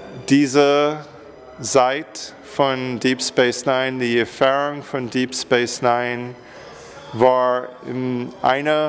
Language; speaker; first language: German; non-native, learner; English